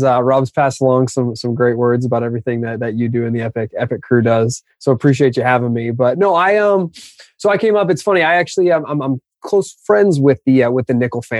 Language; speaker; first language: English; native; English